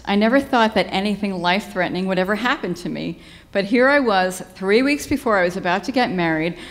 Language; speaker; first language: English; native; English